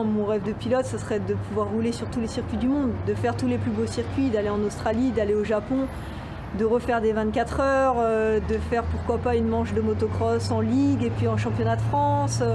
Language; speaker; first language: French; native; French